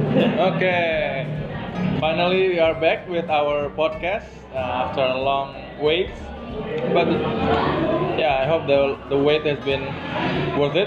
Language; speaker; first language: English; non-native, fluent; Indonesian